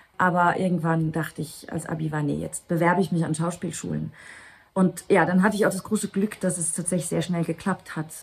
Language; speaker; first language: German; non-native, local second language; Luxembourgish